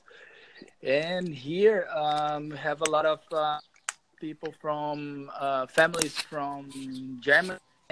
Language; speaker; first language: English; non-native, learner; Portuguese